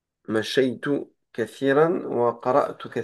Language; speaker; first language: Arabic; non-native, learner; French